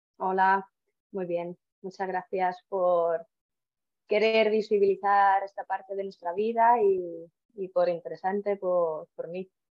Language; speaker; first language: Spanish; non-native, fluent; Estonian